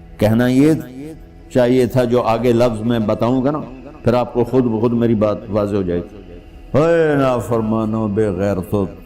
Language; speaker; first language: Urdu; non-native, local second language; Punjabi